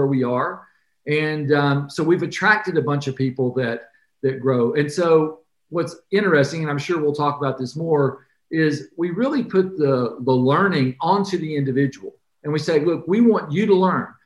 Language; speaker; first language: English; native; English